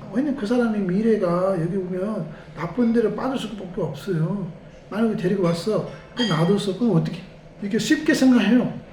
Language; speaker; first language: Korean; non-native, fluent; Nepali